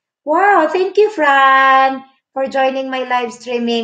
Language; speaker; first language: English; non-native, local second language; Filipino